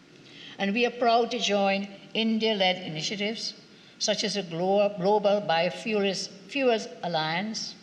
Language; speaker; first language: English; native; English